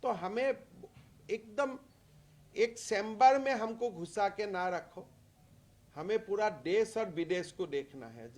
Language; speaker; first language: Hindi; non-native, local second language; Assamese